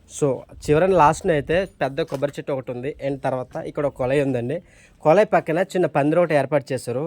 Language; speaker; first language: Telugu; non-native, local second language; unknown